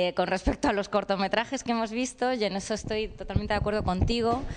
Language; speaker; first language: Spanish; native; Spanish